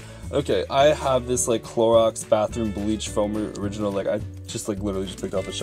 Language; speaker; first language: English; native; English